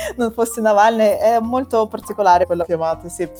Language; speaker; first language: Italian; non-native, fluent; Russian